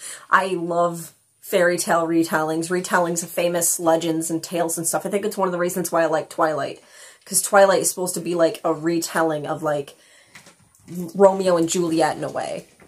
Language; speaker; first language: English; native; English